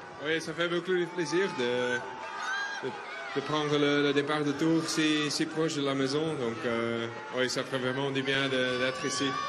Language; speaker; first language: French; non-native, local second language; Dutch